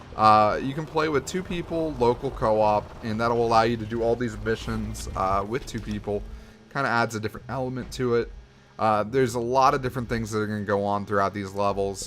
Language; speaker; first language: English; native; English